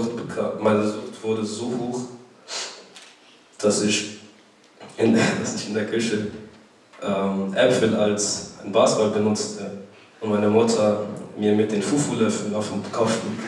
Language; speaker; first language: German; early bilingual, other home language; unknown